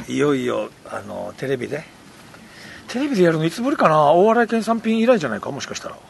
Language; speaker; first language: Japanese; native; Japanese